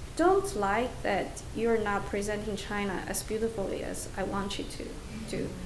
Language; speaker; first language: English; non-native, fluent; Chinese